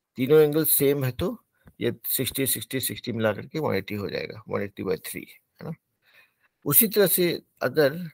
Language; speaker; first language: Hindi; native; Hindi